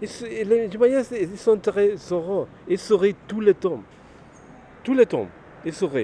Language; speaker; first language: French; non-native, learner; Spanish